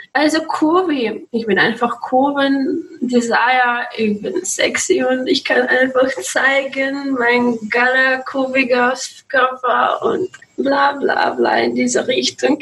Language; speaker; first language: German; non-native, learner; Russian